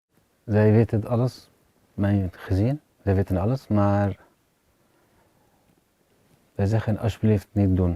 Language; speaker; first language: Dutch; non-native, learner; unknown